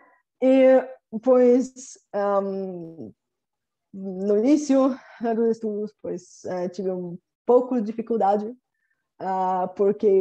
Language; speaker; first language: Spanish; non-native, fluent; Bulgarian